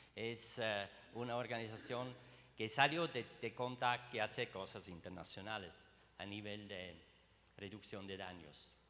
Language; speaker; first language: Spanish; non-native, learner; Swiss German